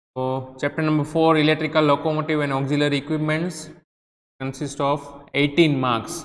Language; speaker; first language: English; non-native, local second language; Gujarati